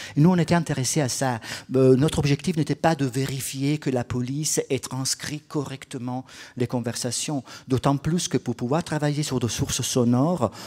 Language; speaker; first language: French; non-native, fluent; Italian